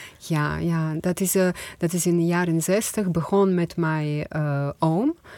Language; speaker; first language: Dutch; non-native, fluent; Croatian